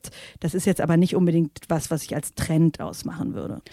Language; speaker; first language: German; native; German